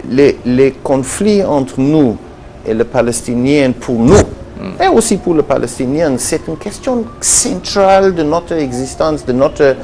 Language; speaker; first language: French; non-native, learner; Hebrew